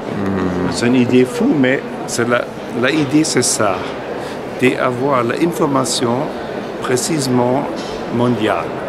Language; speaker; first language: French; non-native, fluent; German